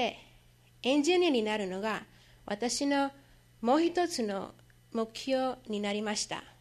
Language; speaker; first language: Japanese; non-native, learner; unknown